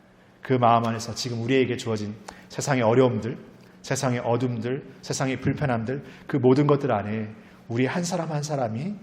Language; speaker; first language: Korean; native; Korean